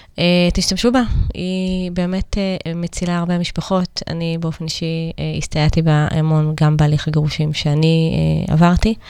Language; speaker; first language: Hebrew; native; Hebrew